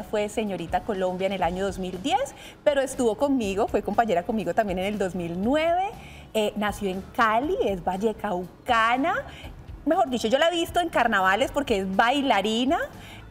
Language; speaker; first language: Spanish; native; Spanish